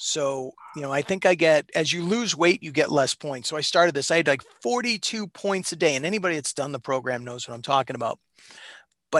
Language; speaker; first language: English; native; English